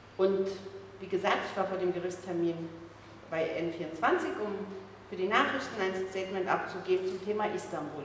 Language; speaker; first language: German; early bilingual, other home language; Turkish